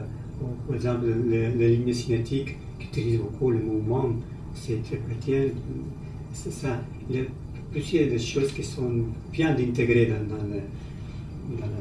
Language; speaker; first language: French; non-native, learner; Spanish